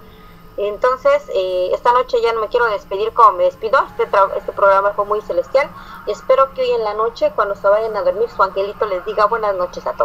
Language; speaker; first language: Spanish; native; Spanish